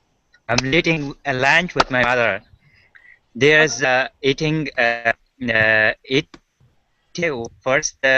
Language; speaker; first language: English; non-native, learner; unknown